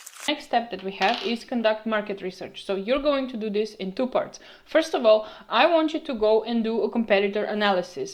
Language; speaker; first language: English; non-native, fluent; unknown